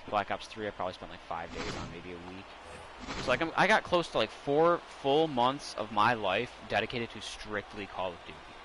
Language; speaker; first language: English; native; English